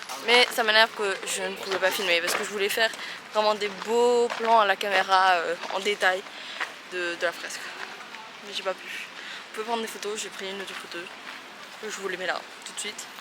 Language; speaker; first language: French; native; French